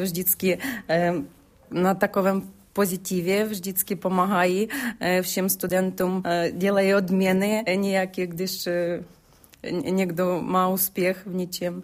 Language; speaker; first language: Czech; non-native, learner; Ukrainian